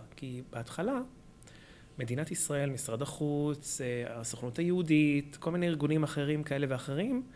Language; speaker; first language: Hebrew; early bilingual, other home language; Arabic